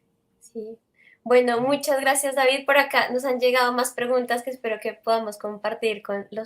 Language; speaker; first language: Spanish; native; Spanish